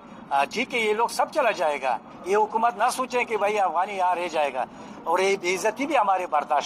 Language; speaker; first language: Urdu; non-native, fluent; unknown